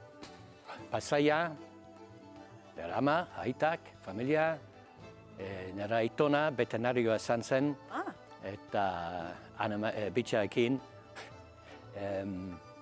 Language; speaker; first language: Basque; non-native, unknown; English